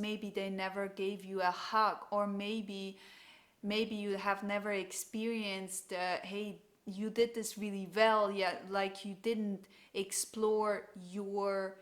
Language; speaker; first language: English; non-native, fluent; German